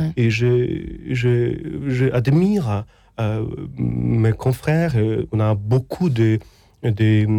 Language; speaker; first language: French; non-native, fluent; Ukrainian